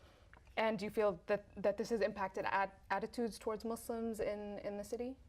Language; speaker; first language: English; native; English